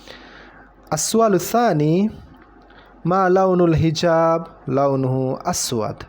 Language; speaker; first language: Arabic; non-native, fluent; Bangla